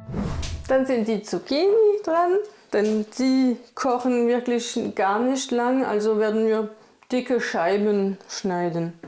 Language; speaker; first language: German; non-native, fluent; French